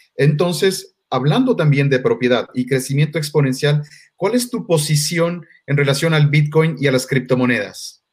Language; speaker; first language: Spanish; native; Spanish